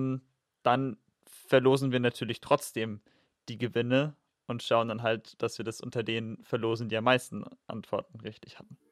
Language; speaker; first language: German; native; German